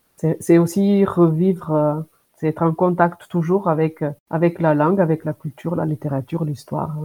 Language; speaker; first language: French; non-native, fluent; Portuguese